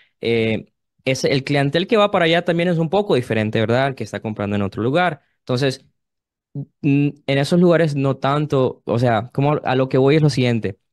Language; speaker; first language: Spanish; early bilingual, heritage; Spanish